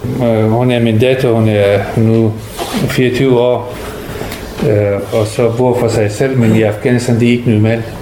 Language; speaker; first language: Danish; non-native, learner; Persian